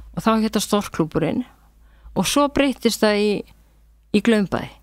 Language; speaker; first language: Icelandic; native; Icelandic